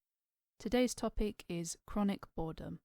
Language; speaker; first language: English; native; English